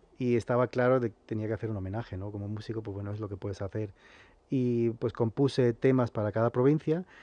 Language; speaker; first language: Spanish; early bilingual, heritage; Spanish